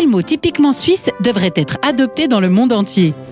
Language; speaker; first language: French; native; French